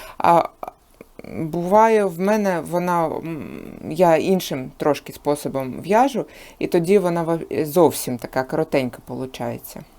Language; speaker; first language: Ukrainian; non-native, local second language; Russian